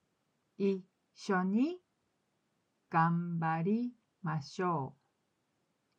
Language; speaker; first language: Japanese; non-native, learner; English